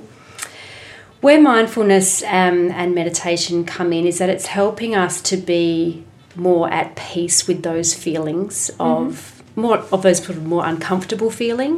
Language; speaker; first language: English; native; English